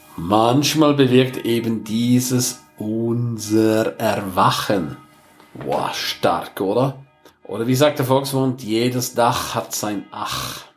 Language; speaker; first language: German; non-native, local second language; Romansh